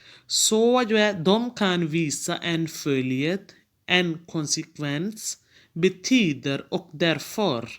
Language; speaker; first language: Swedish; non-native, fluent; Urdu